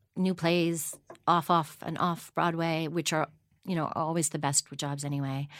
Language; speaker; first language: English; native; English